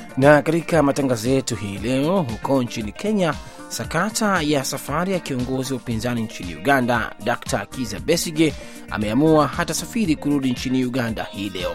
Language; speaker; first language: Swahili; native; Swahili